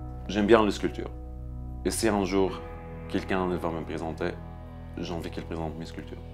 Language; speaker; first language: French; non-native, learner; Arabic